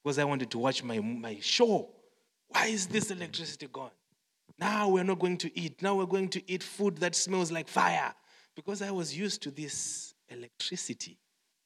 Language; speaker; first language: English; non-native, local second language; Shona